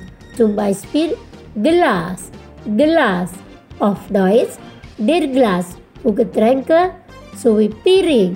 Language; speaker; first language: German; non-native, fluent; Indonesian